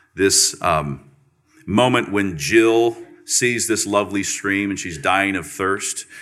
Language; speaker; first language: English; native; English